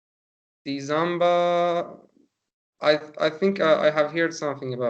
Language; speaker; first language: English; non-native, learner; Persian